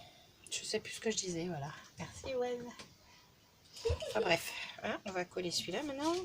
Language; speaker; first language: French; native; French